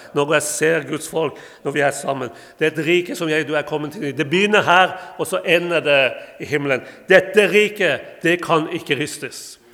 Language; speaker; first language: Norwegian; non-native, fluent; Persian